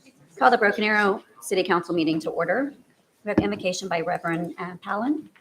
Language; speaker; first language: English; native; English